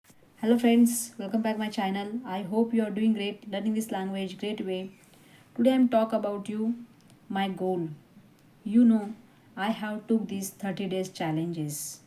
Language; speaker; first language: English; non-native, learner; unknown